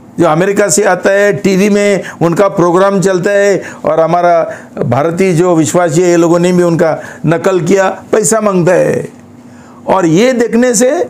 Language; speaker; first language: Hindi; non-native, local second language; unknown